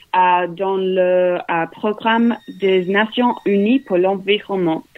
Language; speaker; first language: French; non-native, learner; English